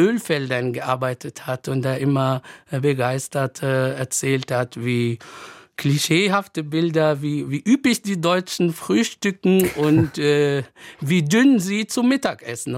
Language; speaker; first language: German; non-native, fluent; Arabic